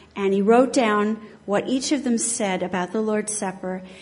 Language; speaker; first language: English; native; English